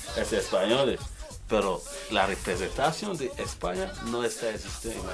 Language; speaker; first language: Spanish; non-native, learner; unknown